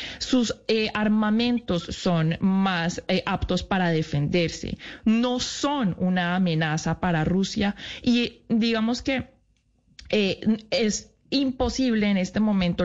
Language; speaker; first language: Spanish; native; Spanish